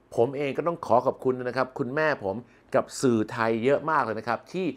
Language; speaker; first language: Thai; non-native, local second language; English